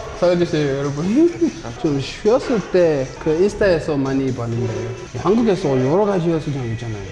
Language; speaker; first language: Korean; non-native, learner; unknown